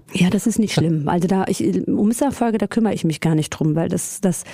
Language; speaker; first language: German; early bilingual, other home language; Greek